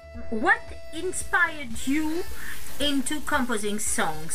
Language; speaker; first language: English; non-native, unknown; French